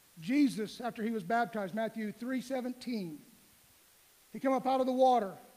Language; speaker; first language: English; native; English